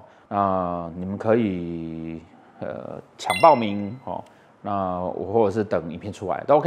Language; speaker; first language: Chinese; native; Chinese